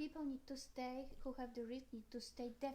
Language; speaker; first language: English; non-native, learner; Polish